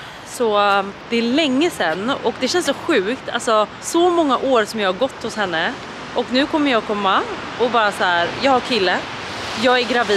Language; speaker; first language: Swedish; native; Swedish